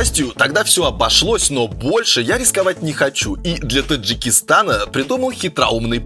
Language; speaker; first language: Russian; native; Russian